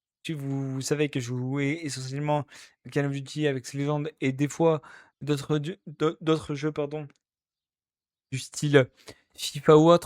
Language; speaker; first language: French; native; French